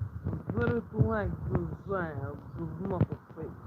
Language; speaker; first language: English; non-native, learner; Russian